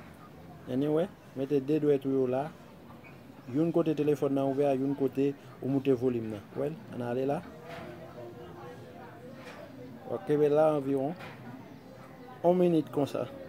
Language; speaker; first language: French; non-native, learner; Haitian Creole